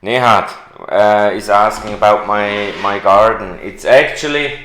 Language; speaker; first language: English; non-native, fluent; German